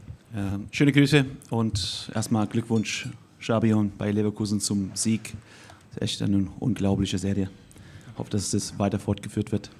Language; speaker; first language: German; native; German